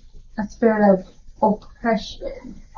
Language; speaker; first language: English; native; English